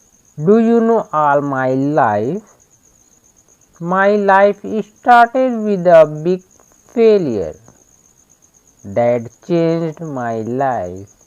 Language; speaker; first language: English; non-native, learner; Hindi